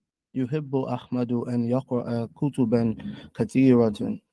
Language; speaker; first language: Arabic; non-native, learner; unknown